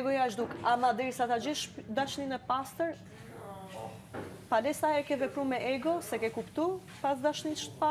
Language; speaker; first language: Albanian; native; Albanian